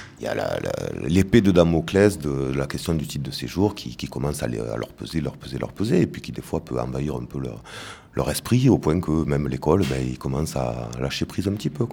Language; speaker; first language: French; native; French